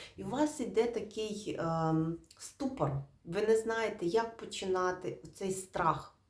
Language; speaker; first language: Ukrainian; native; Ukrainian